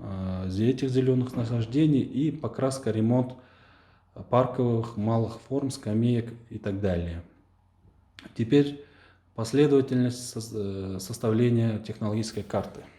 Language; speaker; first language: Russian; non-native, local second language; Kyrgyz